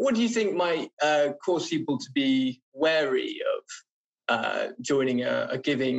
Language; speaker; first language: English; native; English